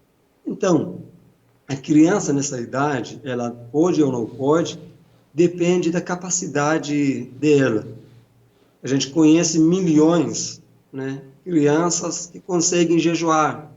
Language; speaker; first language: Portuguese; non-native, fluent; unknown